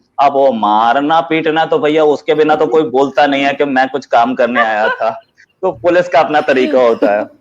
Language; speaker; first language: Hindi; native; Hindi